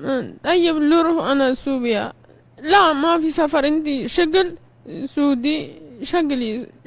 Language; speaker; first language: Arabic; non-native, learner; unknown